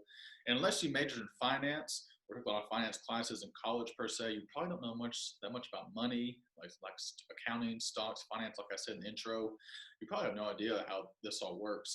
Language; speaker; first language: English; native; English